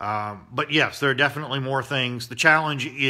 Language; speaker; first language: English; native; English